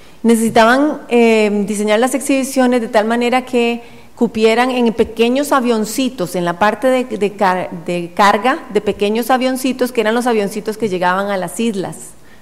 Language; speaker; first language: Spanish; native; Spanish